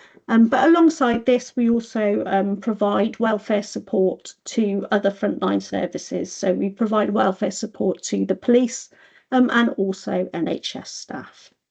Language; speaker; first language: English; native; English